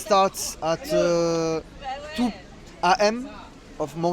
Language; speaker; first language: English; non-native, learner; French